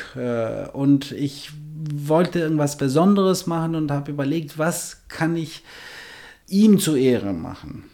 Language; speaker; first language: German; non-native, fluent; Albanian